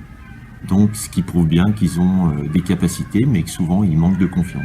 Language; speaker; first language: French; native; French